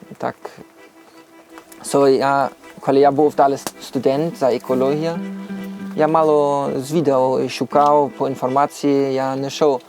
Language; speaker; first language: Ukrainian; non-native, learner; German